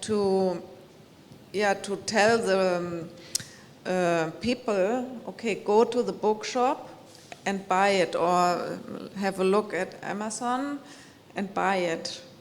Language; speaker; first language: English; non-native, fluent; German